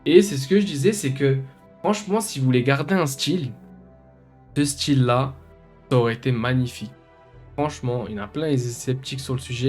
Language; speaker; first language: French; native; French